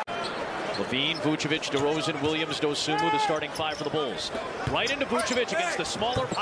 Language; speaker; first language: English; native; English